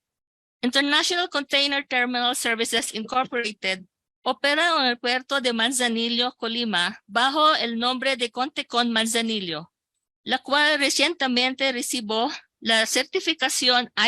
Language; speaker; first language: Spanish; non-native, local second language; Filipino